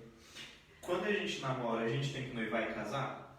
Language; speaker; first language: Portuguese; native; Portuguese